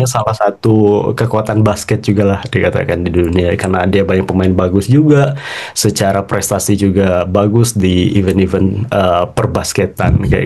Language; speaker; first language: Indonesian; native; Indonesian